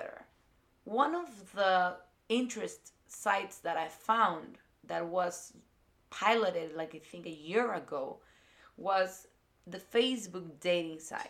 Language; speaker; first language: English; non-native, fluent; Spanish